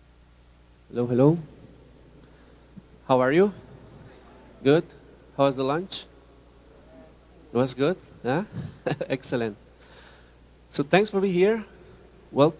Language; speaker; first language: English; non-native, fluent; Spanish